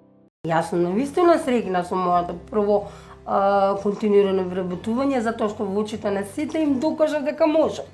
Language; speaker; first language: Macedonian; native; Macedonian